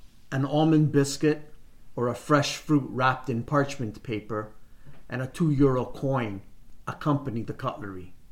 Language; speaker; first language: English; early bilingual, other home language; Italian